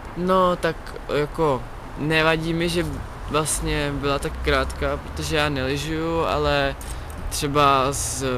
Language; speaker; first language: Czech; native; Czech